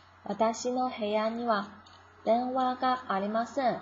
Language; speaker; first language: Japanese; non-native, fluent; Chinese